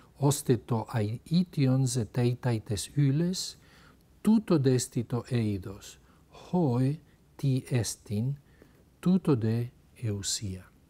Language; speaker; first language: Greek; non-native, fluent; Spanish